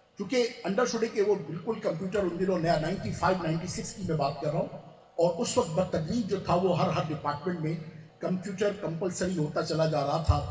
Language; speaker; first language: Urdu; non-native, local second language; Sindhi